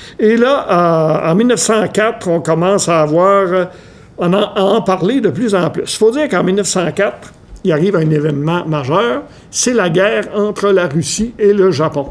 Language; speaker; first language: French; native; French